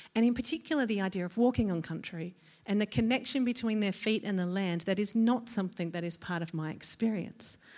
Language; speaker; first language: English; native; English